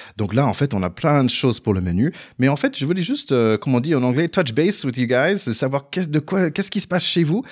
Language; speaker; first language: French; non-native, fluent; English